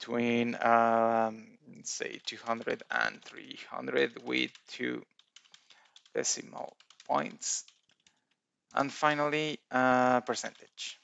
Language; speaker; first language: English; non-native, fluent; Spanish